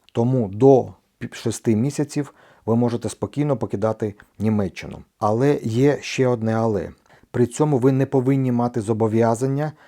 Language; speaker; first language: Ukrainian; native; Ukrainian